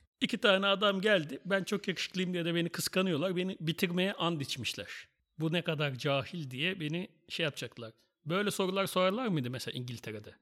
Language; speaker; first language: Turkish; native; Turkish